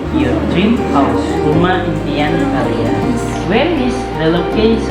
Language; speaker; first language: English; non-native, learner; Indonesian